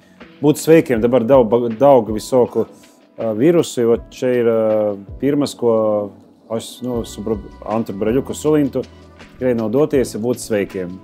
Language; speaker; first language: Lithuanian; non-native, learner; Latvian